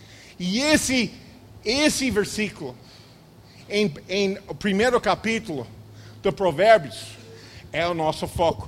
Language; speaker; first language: Portuguese; non-native, fluent; English